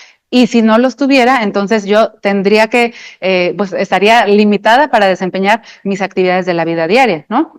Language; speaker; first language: Spanish; native; Spanish